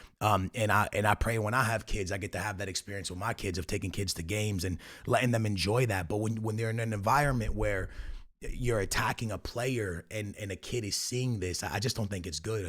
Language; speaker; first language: English; native; English